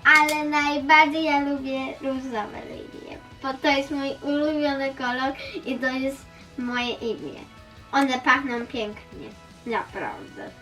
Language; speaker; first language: Polish; early bilingual, heritage; Polish